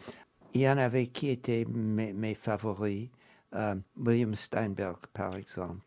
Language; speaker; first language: French; non-native, fluent; English